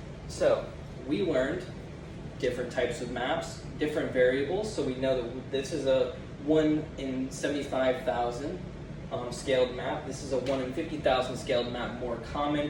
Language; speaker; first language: English; native; English